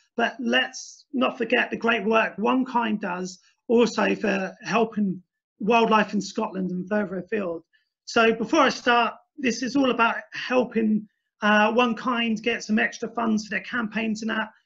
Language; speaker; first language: English; native; English